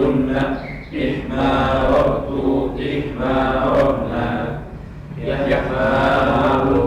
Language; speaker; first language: Arabic; non-native, learner; Indonesian